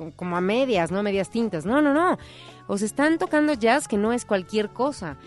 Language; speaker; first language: Spanish; native; Spanish